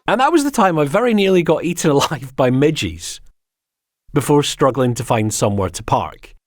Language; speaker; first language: English; native; English